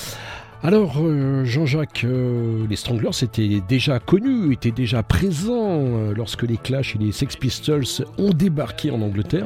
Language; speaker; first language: French; native; French